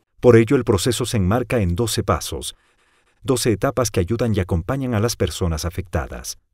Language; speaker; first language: Spanish; native; Spanish